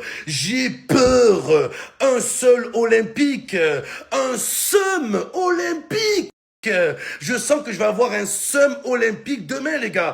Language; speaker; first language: French; native; French